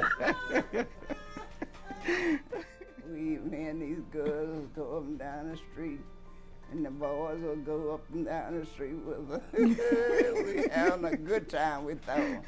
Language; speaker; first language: English; native; English